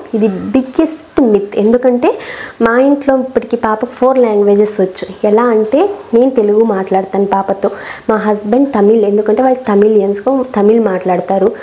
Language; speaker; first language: Telugu; non-native, local second language; Kannada